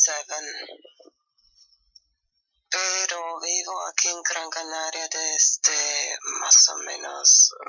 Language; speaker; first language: Spanish; non-native, fluent; German